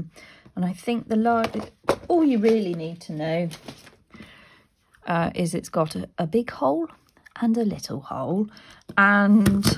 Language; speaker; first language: English; native; English